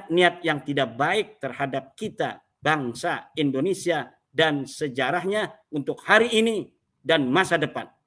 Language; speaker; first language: Indonesian; native; Indonesian